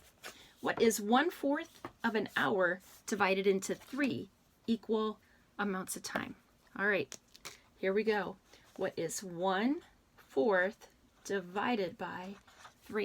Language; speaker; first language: English; native; English